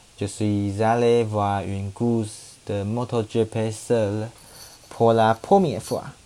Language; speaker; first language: French; non-native, learner; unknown